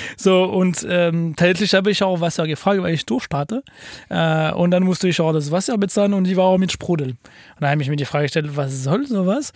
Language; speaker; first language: German; non-native, fluent; French